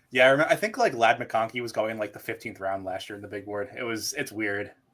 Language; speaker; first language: English; native; English